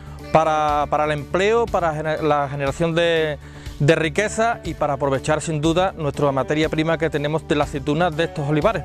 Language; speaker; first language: Spanish; native; Spanish